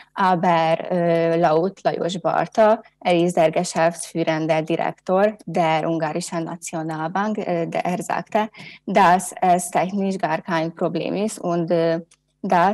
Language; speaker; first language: German; non-native, learner; Hungarian